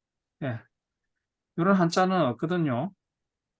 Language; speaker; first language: Korean; native; Korean